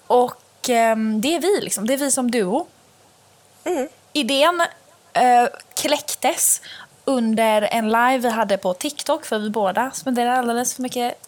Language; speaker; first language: Swedish; early bilingual, other home language; Albanian